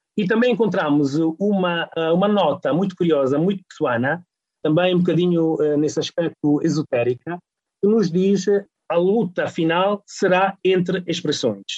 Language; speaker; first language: Portuguese; non-native, fluent; Italian